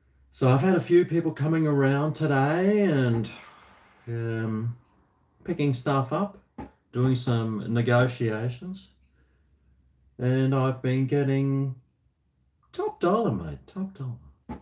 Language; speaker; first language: English; native; English